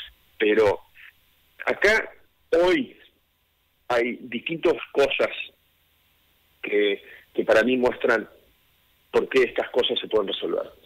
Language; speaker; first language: Spanish; native; Spanish